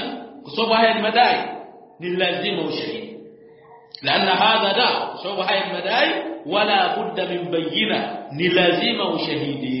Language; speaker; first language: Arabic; non-native, fluent; Swahili